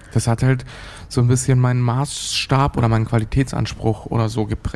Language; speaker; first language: German; early bilingual, other home language; Bosnian